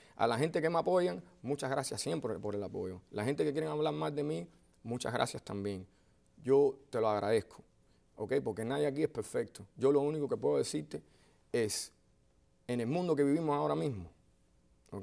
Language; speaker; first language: Spanish; early bilingual, heritage; Spanish